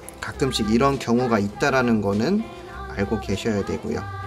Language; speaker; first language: Korean; native; Korean